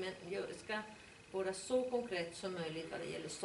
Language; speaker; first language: Swedish; non-native, fluent; Spanish